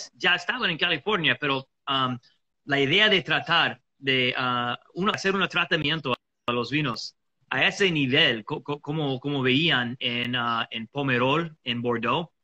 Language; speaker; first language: Spanish; non-native, fluent; English